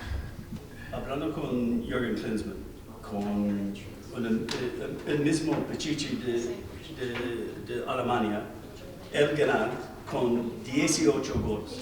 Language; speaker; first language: Spanish; non-native, learner; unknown